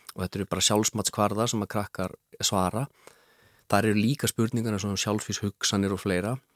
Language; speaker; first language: Icelandic; native; Icelandic